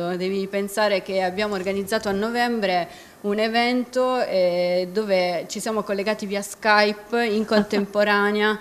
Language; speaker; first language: Italian; native; Italian